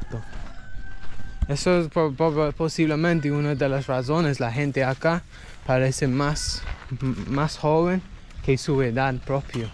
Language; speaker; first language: Spanish; non-native, learner; English